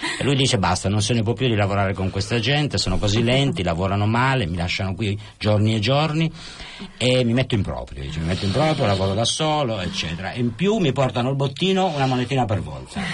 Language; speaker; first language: Italian; native; Italian